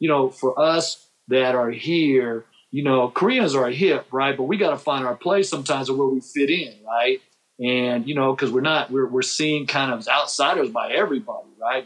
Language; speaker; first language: English; native; English